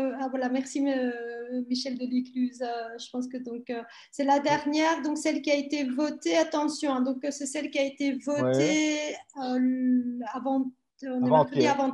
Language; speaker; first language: French; native; French